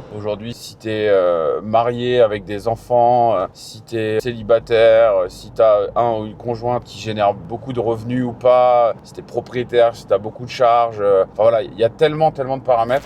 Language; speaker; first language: French; native; French